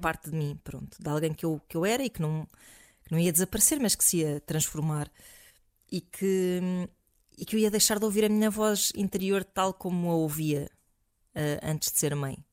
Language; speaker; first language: Portuguese; native; Portuguese